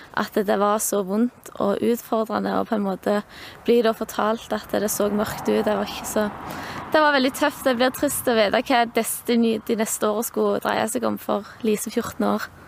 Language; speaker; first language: Norwegian; native; Norwegian